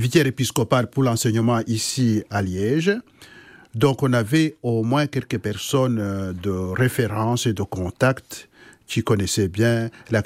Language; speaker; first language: French; non-native, local second language; Kinyarwanda